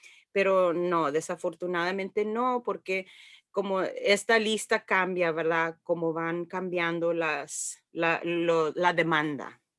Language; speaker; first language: Spanish; early bilingual, heritage; Spanish